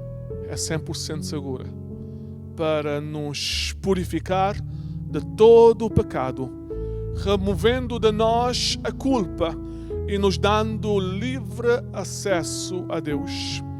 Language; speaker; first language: Portuguese; native; Portuguese